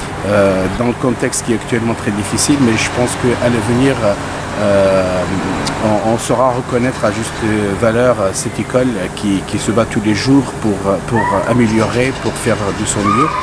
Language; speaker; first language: French; non-native, fluent; Kurdish